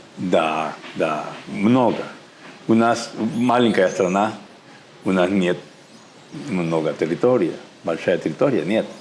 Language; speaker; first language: Russian; non-native, learner; Spanish